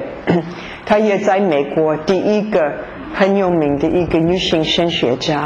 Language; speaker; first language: Chinese; non-native, fluent; English